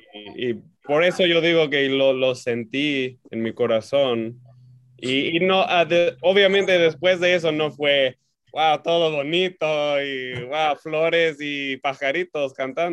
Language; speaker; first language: Spanish; non-native, fluent; English